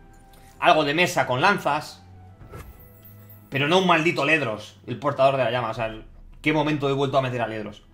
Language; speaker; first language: Spanish; native; Spanish